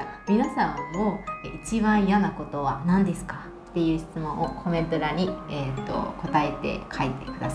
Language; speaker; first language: Japanese; non-native, fluent; Burmese